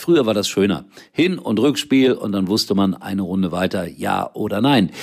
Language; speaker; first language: German; native; German